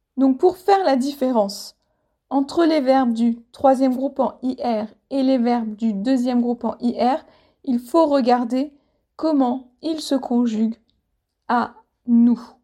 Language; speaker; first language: French; native; French